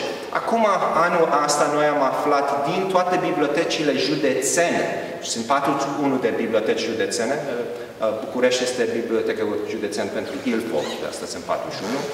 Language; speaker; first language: Romanian; early bilingual, heritage; Romanian